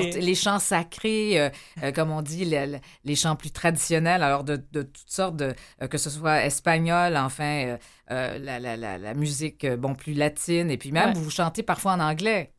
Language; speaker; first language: French; native; French